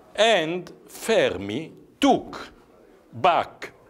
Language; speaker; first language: English; non-native, fluent; Italian